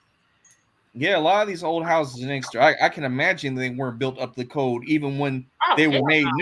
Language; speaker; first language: English; native; English